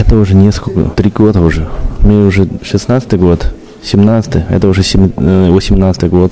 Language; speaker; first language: Russian; non-native, learner; Chinese